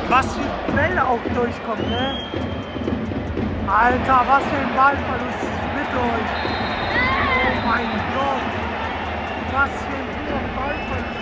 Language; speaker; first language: German; native; German